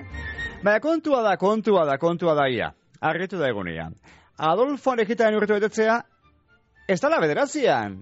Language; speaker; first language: Basque; native; Basque